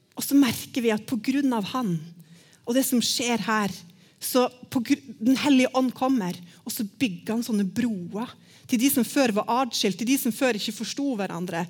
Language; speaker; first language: Norwegian; native; Norwegian